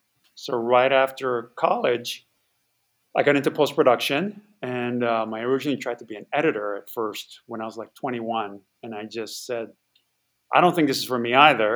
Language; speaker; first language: English; native; English